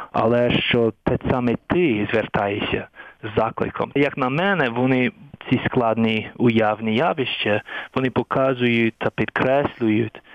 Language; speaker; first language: Ukrainian; non-native, fluent; English